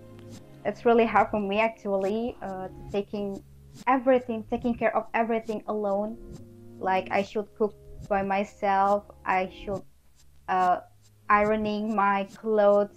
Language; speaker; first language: English; non-native, fluent; Indonesian